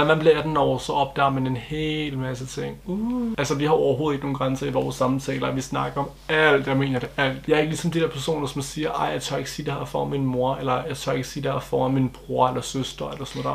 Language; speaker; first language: Danish; early bilingual, other home language; Turkish